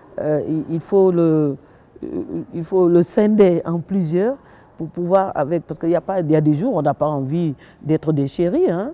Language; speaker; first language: French; non-native, local second language; Wolof